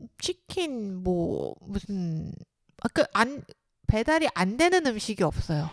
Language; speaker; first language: Korean; native; Korean